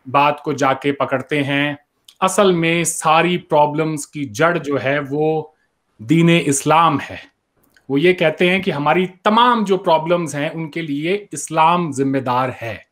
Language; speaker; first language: Hindi; native; Hindi